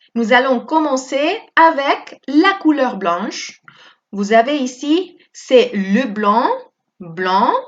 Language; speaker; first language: French; non-native, fluent; Spanish